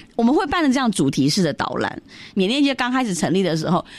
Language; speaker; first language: Chinese; early bilingual, other home language; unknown